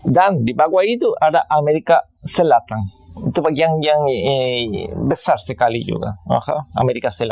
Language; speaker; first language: Indonesian; non-native, fluent; Spanish